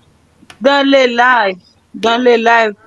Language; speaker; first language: French; non-native, learner; Haitian Creole